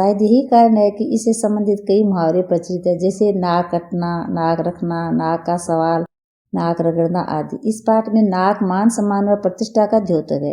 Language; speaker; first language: Hindi; native; Hindi